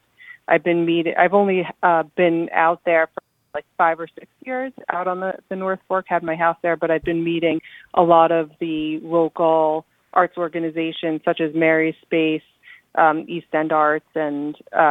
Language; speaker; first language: English; native; English